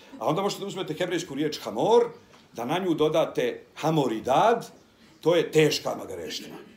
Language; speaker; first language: Serbian; native; Serbian